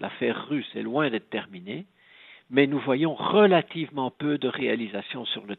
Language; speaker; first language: French; native; French